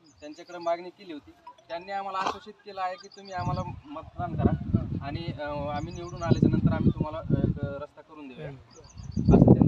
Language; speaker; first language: Marathi; non-native, local second language; Lambadi